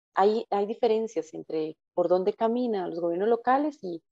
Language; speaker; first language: Spanish; native; Spanish